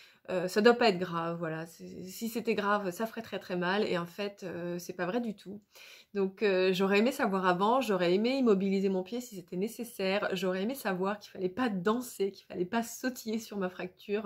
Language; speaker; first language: French; native; French